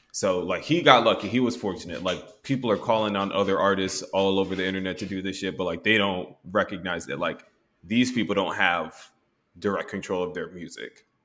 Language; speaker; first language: English; native; English